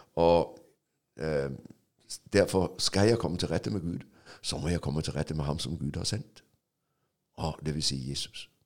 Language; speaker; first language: Norwegian; non-native, fluent; Danish